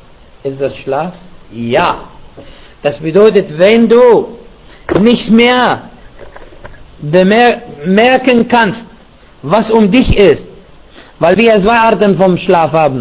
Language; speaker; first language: German; non-native, fluent; Arabic